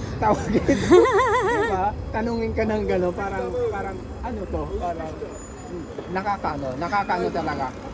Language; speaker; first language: Filipino; native; Filipino